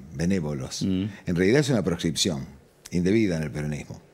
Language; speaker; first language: Spanish; native; Spanish